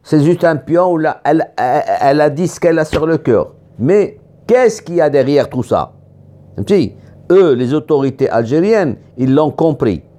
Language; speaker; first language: French; non-native, local second language; Arabic